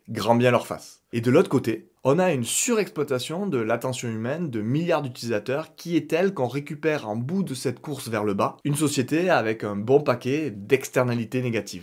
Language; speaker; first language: French; native; French